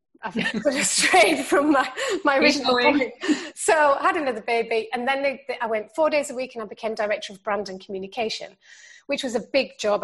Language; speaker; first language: English; native; English